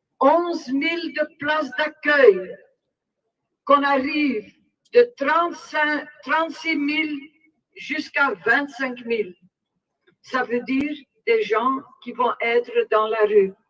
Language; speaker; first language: French; non-native, local second language; Dutch